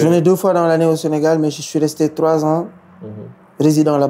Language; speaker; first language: French; non-native, local second language; Wolof